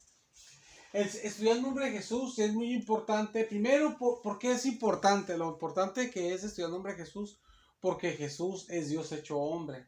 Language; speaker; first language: Spanish; native; Spanish